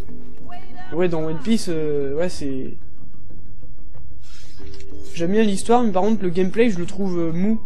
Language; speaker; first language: French; native; French